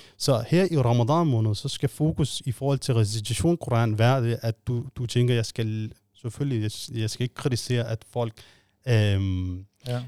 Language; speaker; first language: Danish; non-native, fluent; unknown